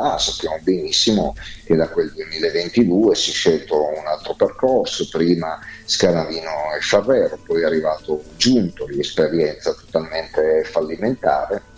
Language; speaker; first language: Italian; native; Italian